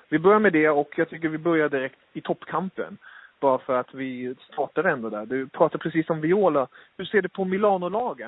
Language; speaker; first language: Swedish; native; Swedish